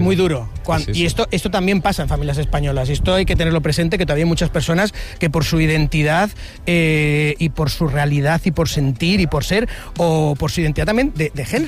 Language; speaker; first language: Spanish; native; Spanish